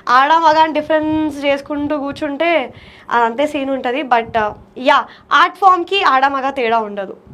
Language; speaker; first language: Telugu; non-native, local second language; Marathi